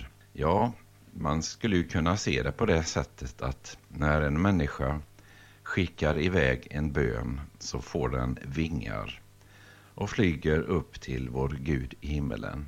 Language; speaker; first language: Swedish; native; Swedish